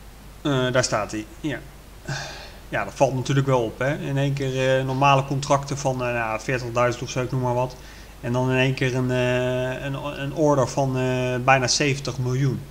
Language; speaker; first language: Dutch; native; Dutch